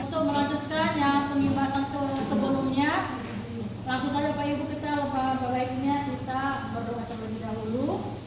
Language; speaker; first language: Indonesian; native; Indonesian